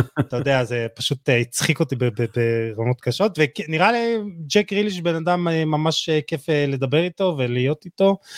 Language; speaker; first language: Hebrew; native; Hebrew